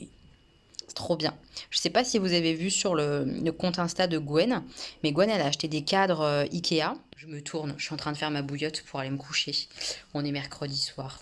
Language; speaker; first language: French; native; French